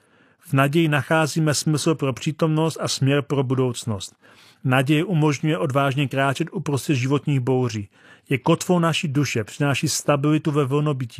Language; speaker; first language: Czech; native; Czech